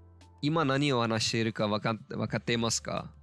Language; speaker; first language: Japanese; non-native, learner; Turkish